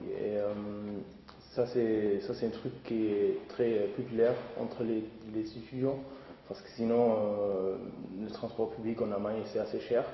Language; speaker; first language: French; non-native, fluent; German